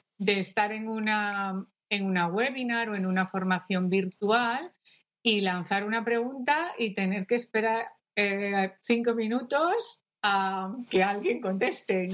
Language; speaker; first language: Spanish; native; Spanish